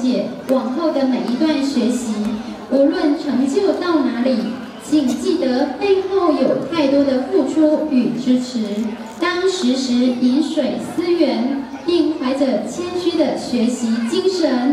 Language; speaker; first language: Chinese; native; Chinese